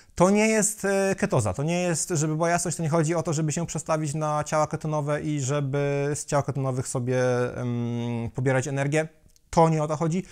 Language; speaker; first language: Polish; native; Polish